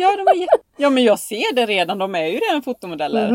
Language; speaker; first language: Swedish; native; Swedish